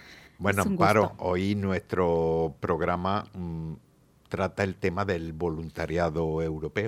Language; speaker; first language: Spanish; native; Spanish